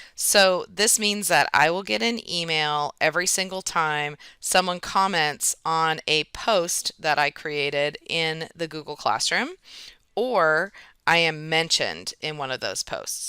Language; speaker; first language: English; native; English